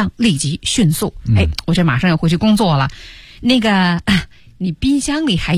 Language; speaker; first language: Chinese; native; Chinese